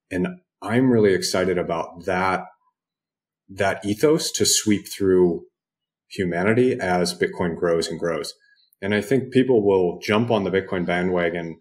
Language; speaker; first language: English; native; English